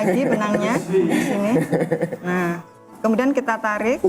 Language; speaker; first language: Indonesian; native; Indonesian